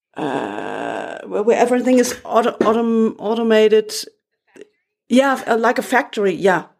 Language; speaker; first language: English; non-native, fluent; German